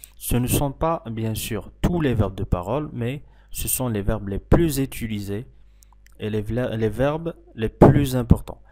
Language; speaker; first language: French; non-native, local second language; Arabic